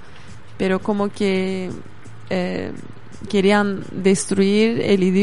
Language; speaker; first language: Spanish; non-native, fluent; Kurdish